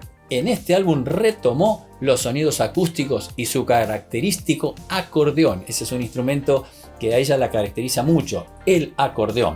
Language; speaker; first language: Spanish; native; Spanish